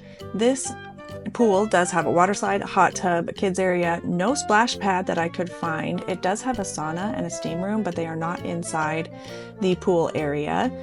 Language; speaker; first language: English; native; English